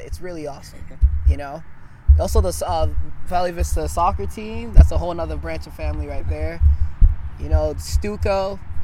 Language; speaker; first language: English; early bilingual, other home language; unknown